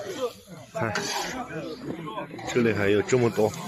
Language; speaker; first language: Chinese; non-native, local second language; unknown